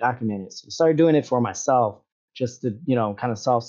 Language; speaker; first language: English; native; English